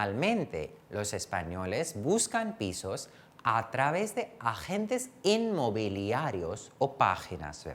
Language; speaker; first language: Spanish; non-native, fluent; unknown